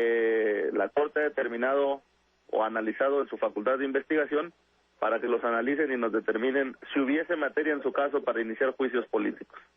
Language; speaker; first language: Spanish; native; Spanish